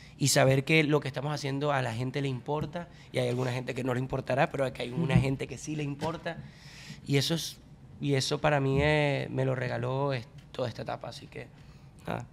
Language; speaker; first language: Spanish; native; Spanish